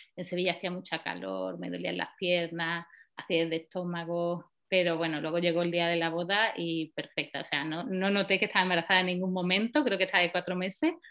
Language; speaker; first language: Spanish; native; Spanish